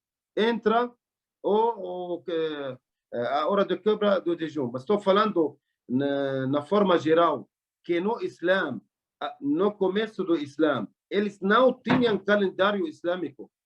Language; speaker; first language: Portuguese; non-native, learner; Arabic